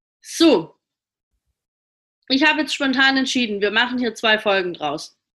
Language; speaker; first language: German; native; German